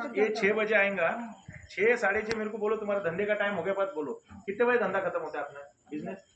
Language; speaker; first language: Hindi; non-native, local second language; Marathi